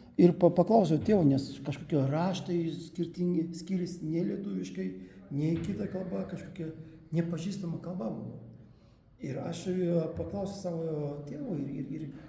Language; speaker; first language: Lithuanian; non-native, local second language; Russian